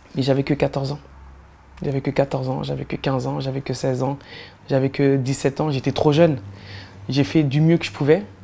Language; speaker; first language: French; native; French